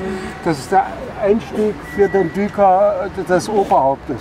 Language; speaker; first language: German; native; German